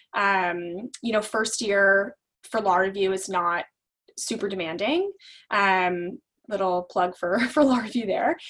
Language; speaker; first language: English; native; English